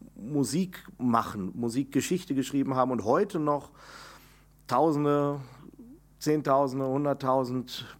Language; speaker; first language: German; native; German